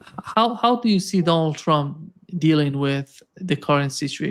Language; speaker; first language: English; non-native, fluent; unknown